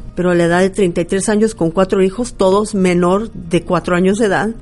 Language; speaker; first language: Spanish; early bilingual, heritage; Spanish